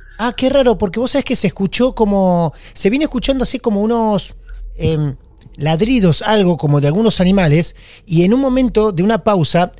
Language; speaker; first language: Spanish; native; Spanish